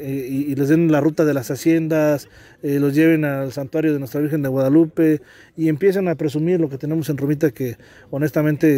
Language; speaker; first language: Spanish; native; Spanish